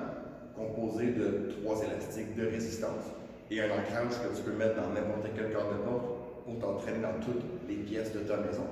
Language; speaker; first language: French; native; French